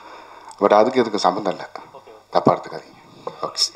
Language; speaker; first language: Tamil; native; Tamil